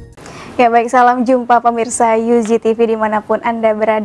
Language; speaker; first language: Indonesian; native; Indonesian